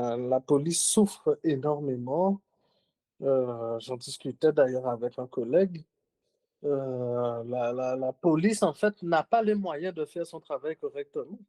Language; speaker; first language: French; native; French